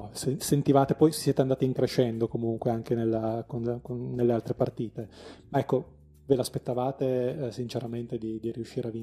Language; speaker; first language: Italian; native; Italian